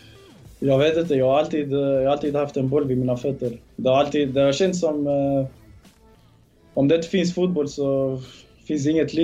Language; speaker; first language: Swedish; early bilingual, other home language; Bosnian